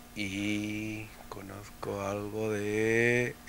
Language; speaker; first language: Spanish; native; Spanish